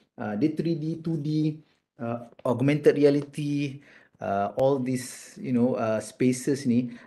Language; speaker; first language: English; non-native, local second language; Malay